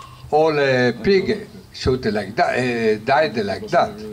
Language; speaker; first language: English; non-native, learner; Italian